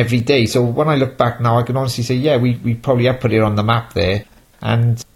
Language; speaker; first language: English; native; English